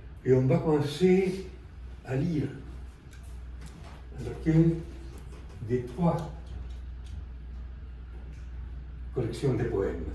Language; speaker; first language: French; non-native, fluent; Spanish